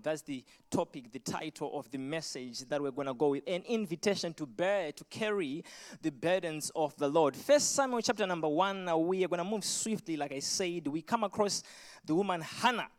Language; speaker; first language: English; non-native, local second language; Shona